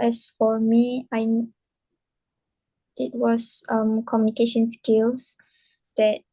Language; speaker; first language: English; non-native, local second language; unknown